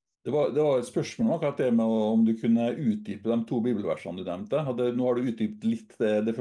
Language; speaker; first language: Norwegian; native; Norwegian